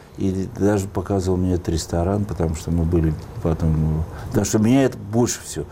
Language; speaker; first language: Russian; native; Russian